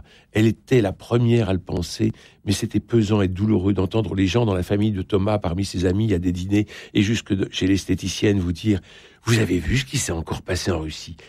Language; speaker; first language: French; native; French